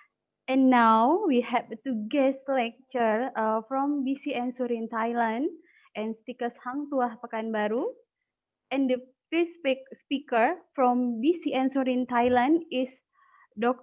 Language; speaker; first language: English; non-native, learner; Indonesian